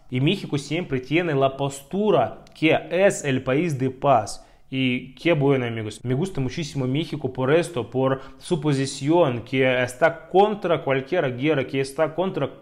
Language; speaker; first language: Spanish; non-native, fluent; Russian